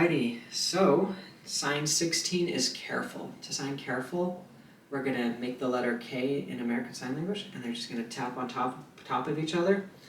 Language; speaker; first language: English; native; English